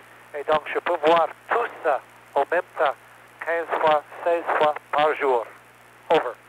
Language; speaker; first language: French; non-native, learner; English